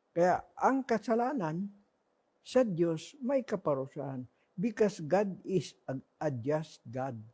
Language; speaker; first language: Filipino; non-native, local second language; Cebuano